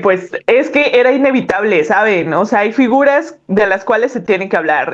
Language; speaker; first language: Spanish; native; Spanish